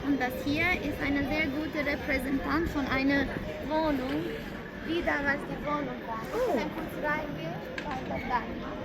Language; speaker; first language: German; non-native, learner; Albanian